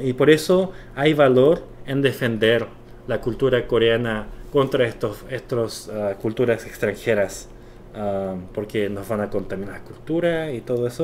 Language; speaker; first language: Spanish; non-native, fluent; Korean